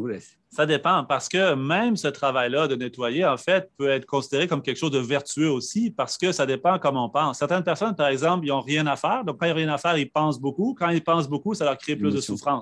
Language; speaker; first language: French; native; French